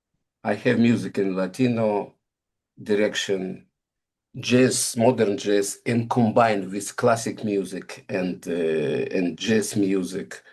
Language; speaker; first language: English; non-native, learner; Russian